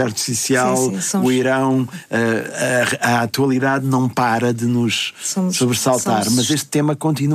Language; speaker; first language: Portuguese; native; Portuguese